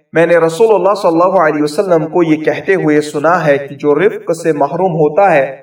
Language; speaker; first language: Urdu; native; Urdu